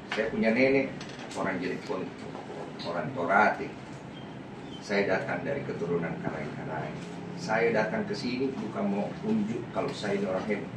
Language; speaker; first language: Indonesian; native; Indonesian